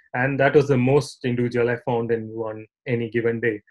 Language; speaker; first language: English; non-native, local second language; Tamil